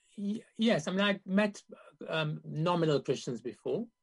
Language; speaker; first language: English; non-native, local second language; Gujarati